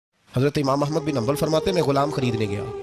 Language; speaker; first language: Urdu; non-native, local second language; Punjabi